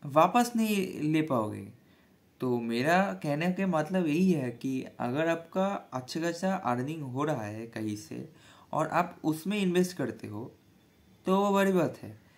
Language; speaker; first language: Hindi; non-native, local second language; Bangla